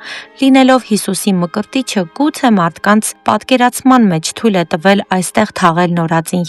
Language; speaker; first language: Armenian; native; Armenian